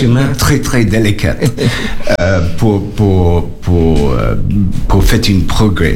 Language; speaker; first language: French; non-native, learner; English